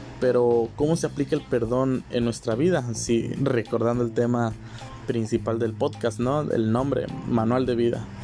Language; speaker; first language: Spanish; native; Spanish